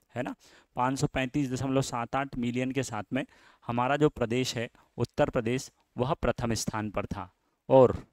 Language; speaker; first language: Hindi; native; Hindi